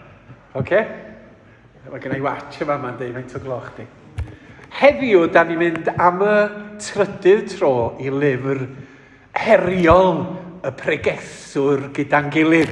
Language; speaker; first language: Welsh; native; Welsh